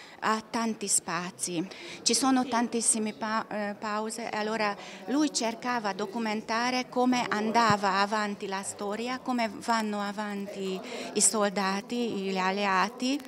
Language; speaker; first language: Italian; non-native, learner; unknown